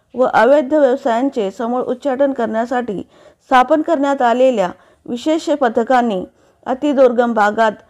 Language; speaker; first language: Marathi; non-native, local second language; Urdu